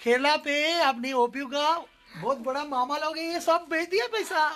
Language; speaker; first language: Hindi; non-native, local second language; Malayalam